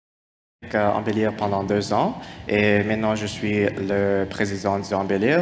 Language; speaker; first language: French; non-native, fluent; English